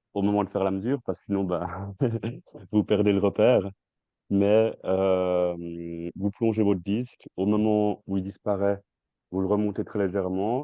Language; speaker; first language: French; native; French